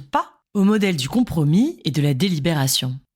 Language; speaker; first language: French; native; French